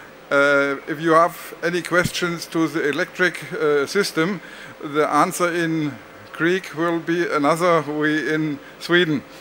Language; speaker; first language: English; non-native, learner; German